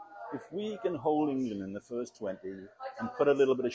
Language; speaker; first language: English; native; English